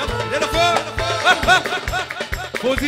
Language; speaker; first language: Arabic; native; Arabic